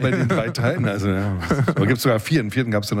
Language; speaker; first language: German; native; German